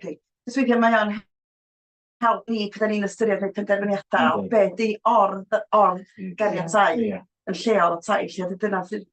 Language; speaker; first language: Welsh; native; Welsh